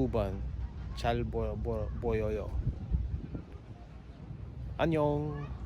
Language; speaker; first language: Korean; non-native, learner; English